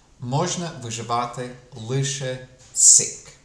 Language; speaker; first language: Ukrainian; non-native, fluent; English